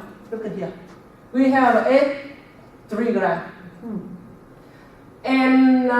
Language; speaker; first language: English; non-native, learner; Vietnamese